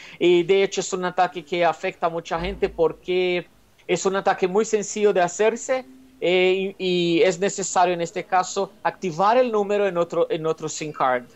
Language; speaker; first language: Spanish; non-native, fluent; Portuguese